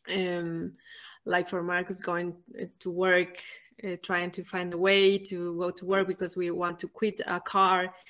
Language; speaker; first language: English; non-native, fluent; Spanish